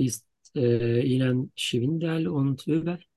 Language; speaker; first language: German; non-native, learner; Turkish